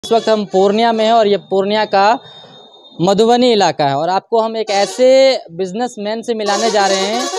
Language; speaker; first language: Hindi; native; Hindi